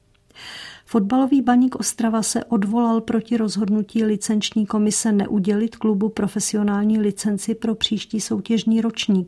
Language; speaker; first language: Czech; native; Czech